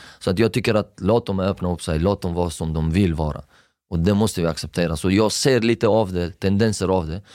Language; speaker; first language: Swedish; non-native, fluent; Persian